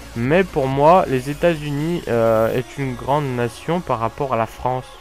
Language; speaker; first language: French; native; French